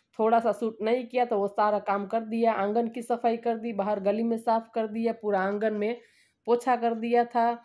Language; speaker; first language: Hindi; non-native, local second language; Gujarati